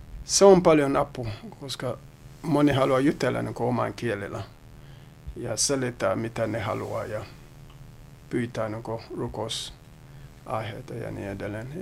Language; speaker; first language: Finnish; non-native, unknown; Akan